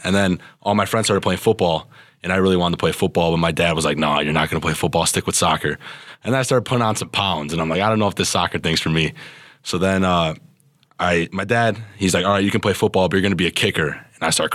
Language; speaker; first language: English; early bilingual, other home language; Serbian